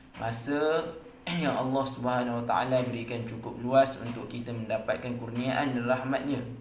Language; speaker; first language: Malay; native; Malay